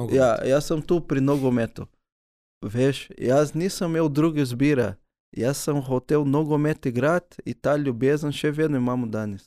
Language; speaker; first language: Slovenian; early bilingual, other home language; Portuguese